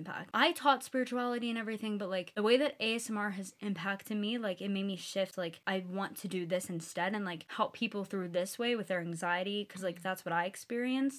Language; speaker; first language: English; native; English